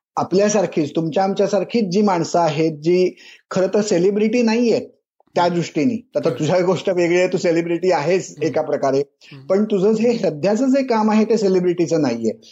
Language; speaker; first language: Marathi; native; Marathi